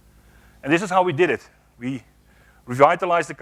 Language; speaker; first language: English; non-native, fluent; Dutch